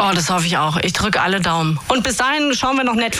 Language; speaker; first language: German; native; German